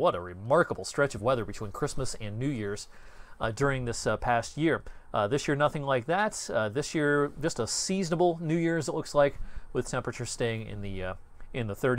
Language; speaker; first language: English; native; English